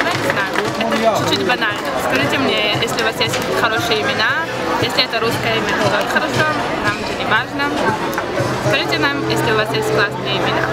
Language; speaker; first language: Russian; early bilingual, heritage; Russian